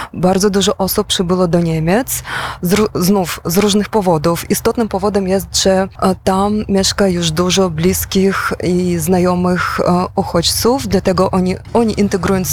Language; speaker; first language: Polish; non-native, fluent; Ukrainian